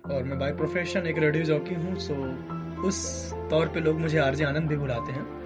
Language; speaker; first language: Hindi; native; Hindi